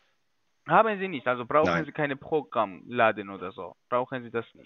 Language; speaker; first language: German; non-native, fluent; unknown